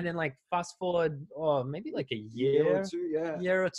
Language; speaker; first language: English; native; English